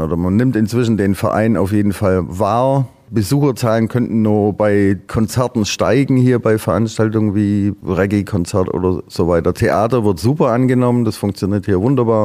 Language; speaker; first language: German; native; German